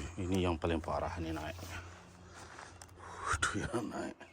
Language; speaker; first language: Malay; non-native, local second language; Balinese